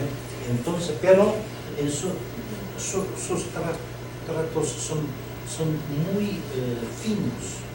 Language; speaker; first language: Spanish; non-native, learner; Chinese